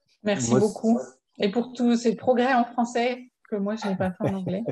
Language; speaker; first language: French; native; French